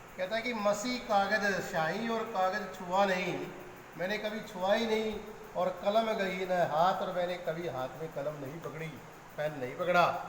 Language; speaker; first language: Hindi; native; Hindi